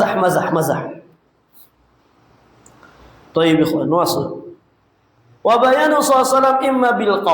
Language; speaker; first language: Arabic; non-native, fluent; Indonesian